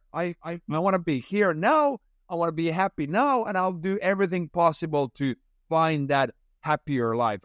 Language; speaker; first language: English; non-native, fluent; Finnish